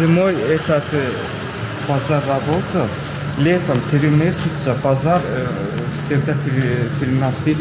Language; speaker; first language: Russian; non-native, local second language; Azerbaijani